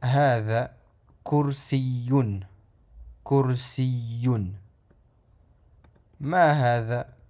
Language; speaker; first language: Arabic; non-native, fluent; French